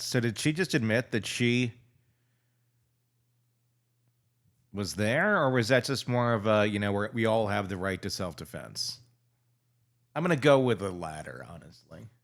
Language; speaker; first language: English; native; English